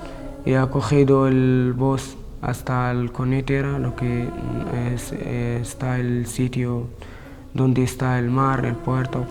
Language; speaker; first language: Spanish; non-native, learner; Arabic